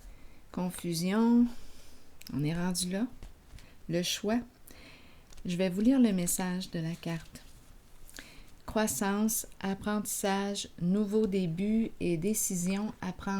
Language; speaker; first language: French; native; French